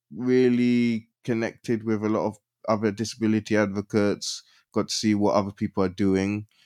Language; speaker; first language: English; native; English